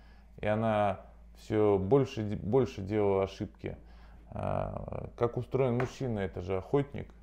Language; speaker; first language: Russian; native; Russian